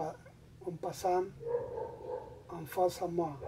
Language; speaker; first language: French; non-native, learner; Spanish